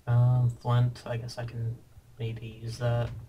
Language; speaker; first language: English; native; English